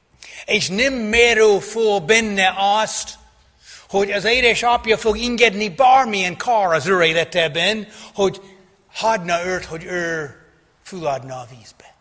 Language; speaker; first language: Hungarian; non-native, fluent; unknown